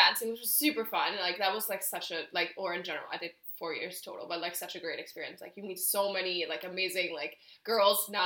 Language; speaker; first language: English; non-native, fluent; German